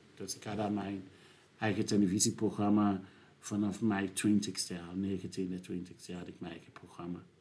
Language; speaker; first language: Dutch; non-native, fluent; English